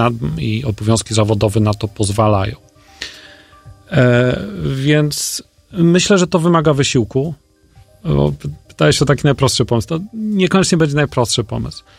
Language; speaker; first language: Polish; native; Polish